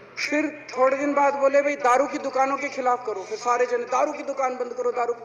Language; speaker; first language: Hindi; native; Hindi